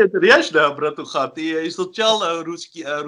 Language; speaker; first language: Russian; non-native, learner; Dutch